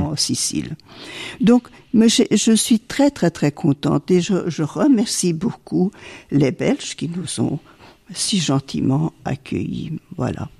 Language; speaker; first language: French; early bilingual, other home language; Italian